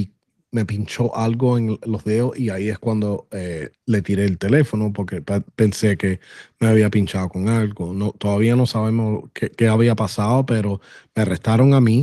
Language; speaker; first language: Spanish; early bilingual, other home language; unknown